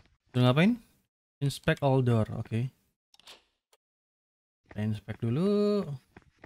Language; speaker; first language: English; non-native, learner; Indonesian